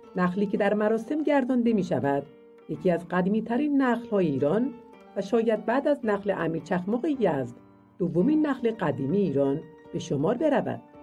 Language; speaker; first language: Persian; native; Persian